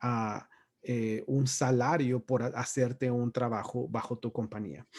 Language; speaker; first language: Spanish; native; Spanish